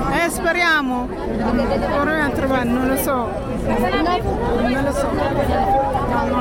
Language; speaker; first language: Italian; non-native, learner; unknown